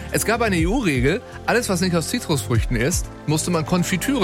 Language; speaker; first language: German; native; German